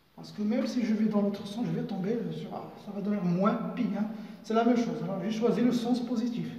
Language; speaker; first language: French; non-native, local second language; Arabic